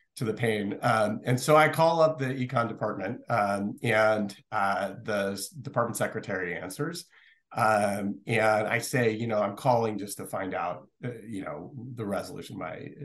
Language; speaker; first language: English; native; English